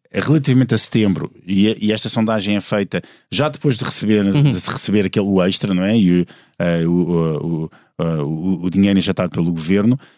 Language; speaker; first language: Portuguese; native; Portuguese